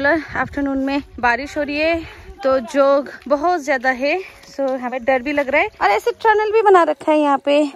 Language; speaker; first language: Hindi; non-native, local second language; Nepali